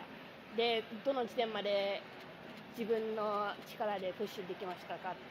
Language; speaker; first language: Japanese; early bilingual, heritage; English